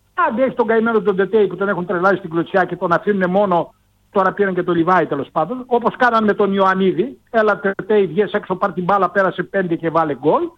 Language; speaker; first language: Greek; native; Greek